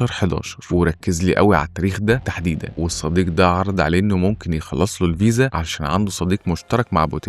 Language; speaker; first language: Arabic; native; Arabic